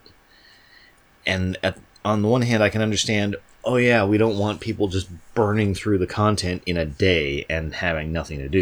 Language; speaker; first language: English; native; English